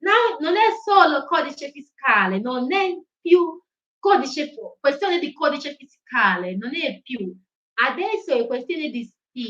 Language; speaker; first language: Italian; non-native, learner; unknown